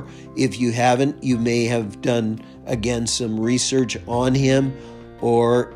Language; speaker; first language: English; native; English